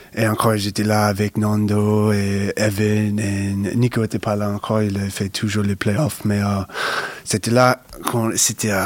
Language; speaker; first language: French; non-native, fluent; English